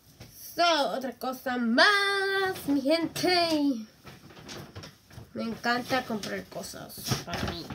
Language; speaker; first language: Spanish; early bilingual, heritage; Spanish